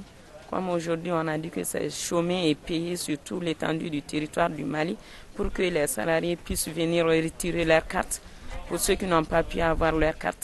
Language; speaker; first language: French; non-native, local second language; Bambara